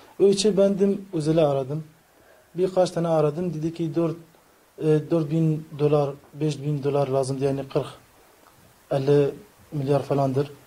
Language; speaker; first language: Turkish; early bilingual, other home language; Kurdish